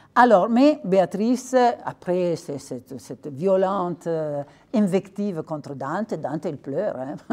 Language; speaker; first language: French; non-native, fluent; Italian